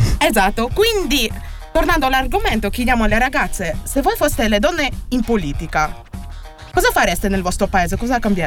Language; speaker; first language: Italian; native; Italian